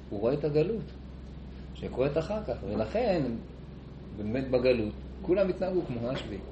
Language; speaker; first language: Hebrew; native; Hebrew